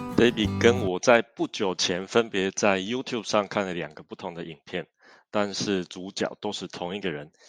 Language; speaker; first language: Chinese; native; Chinese